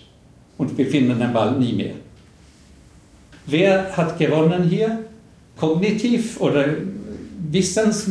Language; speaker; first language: German; non-native, fluent; Swedish